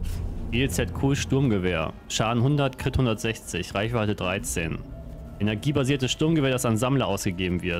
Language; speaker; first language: German; native; German